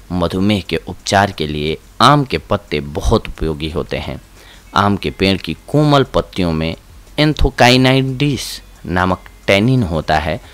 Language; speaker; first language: Hindi; native; Hindi